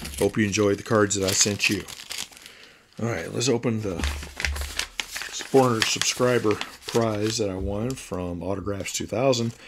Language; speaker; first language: English; native; English